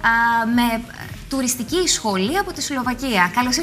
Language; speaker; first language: Greek; native; Greek